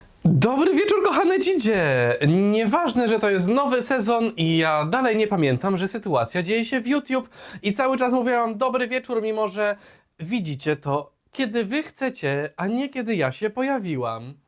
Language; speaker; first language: Polish; native; Polish